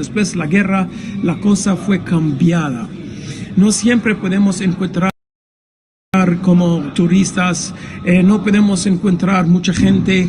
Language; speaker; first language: Spanish; non-native, fluent; Arabic